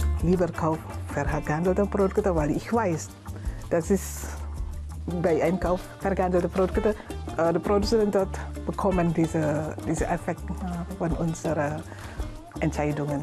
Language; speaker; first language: German; non-native, learner; Indonesian